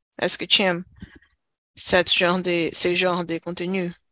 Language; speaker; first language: French; non-native, learner; Portuguese